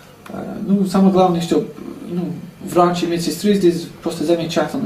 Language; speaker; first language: Russian; non-native, learner; English